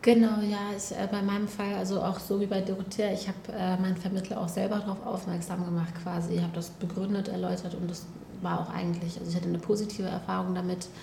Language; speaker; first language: German; native; German